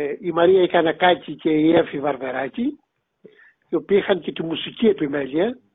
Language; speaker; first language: Greek; native; Greek